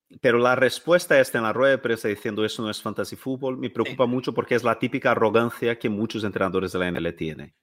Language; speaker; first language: Spanish; non-native, fluent; Portuguese